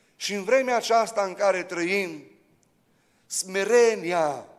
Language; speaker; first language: Romanian; early bilingual, heritage; Romanian